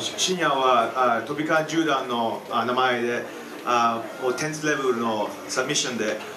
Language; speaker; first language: Japanese; non-native, learner; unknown